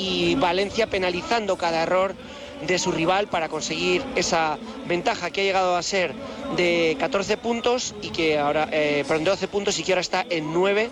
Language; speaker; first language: Spanish; native; Spanish